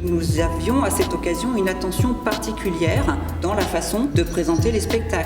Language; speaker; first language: French; native; French